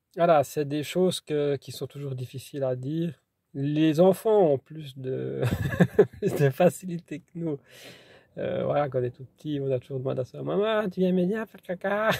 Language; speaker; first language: French; native; French